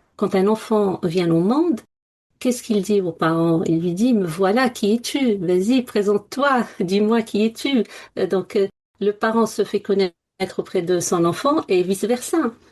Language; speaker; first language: French; non-native, local second language; Arabic